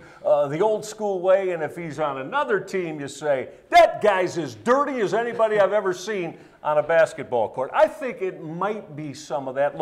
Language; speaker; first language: English; native; English